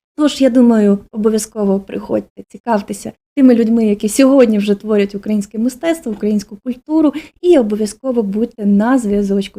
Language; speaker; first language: Ukrainian; native; Ukrainian